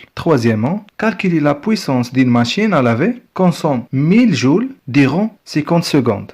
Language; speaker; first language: French; non-native, local second language; Arabic